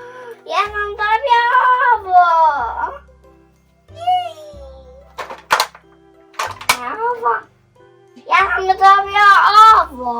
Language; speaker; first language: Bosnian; early bilingual, heritage; Serbian